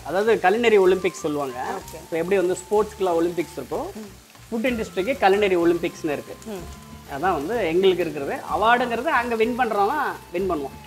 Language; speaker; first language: Tamil; native; Tamil